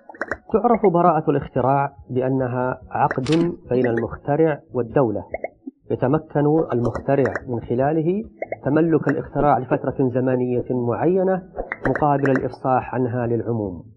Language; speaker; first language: Arabic; native; Arabic